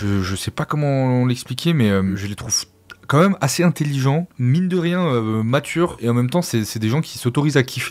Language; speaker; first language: French; native; French